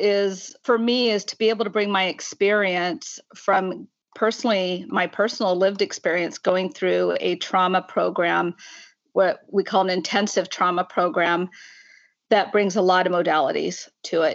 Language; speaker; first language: English; native; English